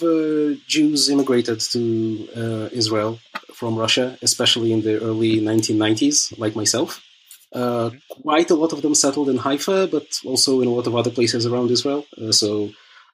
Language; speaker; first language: English; early bilingual, other home language; Russian